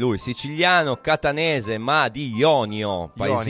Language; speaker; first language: Italian; native; Italian